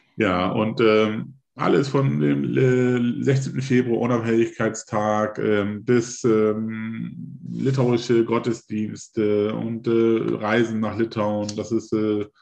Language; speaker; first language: German; early bilingual, other home language; Lithuanian